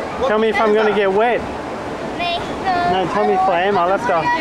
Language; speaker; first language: English; native; English